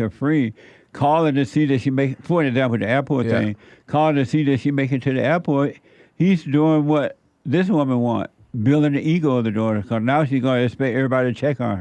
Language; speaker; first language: English; native; English